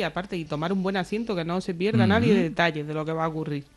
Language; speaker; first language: Spanish; native; Spanish